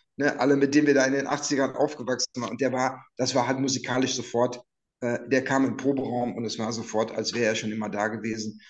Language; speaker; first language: German; native; German